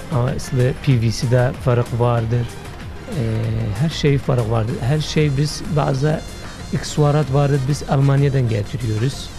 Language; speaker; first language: Turkish; non-native, learner; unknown